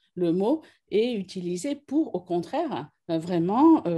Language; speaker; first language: French; native; French